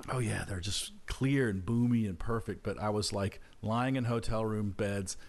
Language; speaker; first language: English; native; English